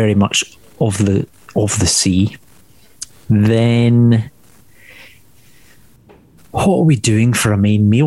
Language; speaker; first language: English; native; English